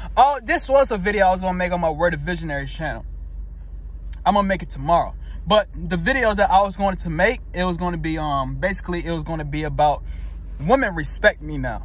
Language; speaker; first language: English; native; English